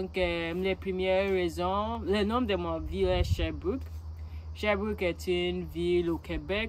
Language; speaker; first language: French; non-native, learner; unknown